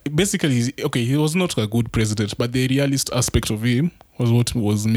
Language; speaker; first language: English; non-native, local second language; Luo (Kenya and Tanzania)